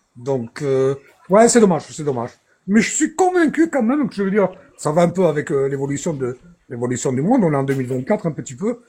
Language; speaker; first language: French; native; French